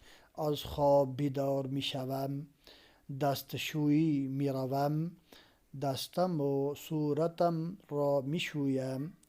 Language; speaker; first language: Persian; non-native, fluent; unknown